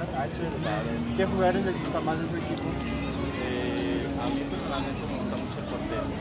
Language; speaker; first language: Spanish; non-native, fluent; French